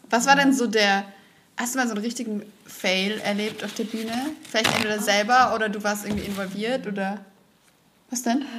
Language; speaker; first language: German; native; German